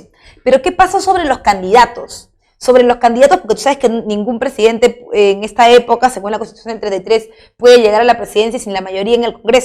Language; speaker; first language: Spanish; native; Spanish